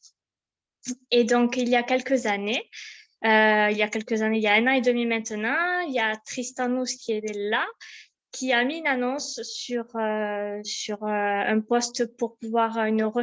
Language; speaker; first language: French; native; French